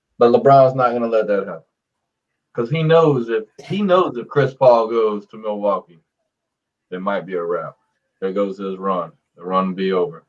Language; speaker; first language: English; native; English